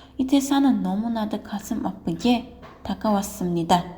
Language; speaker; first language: Korean; non-native, learner; Uzbek